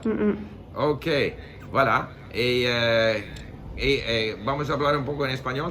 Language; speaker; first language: Spanish; non-native, fluent; English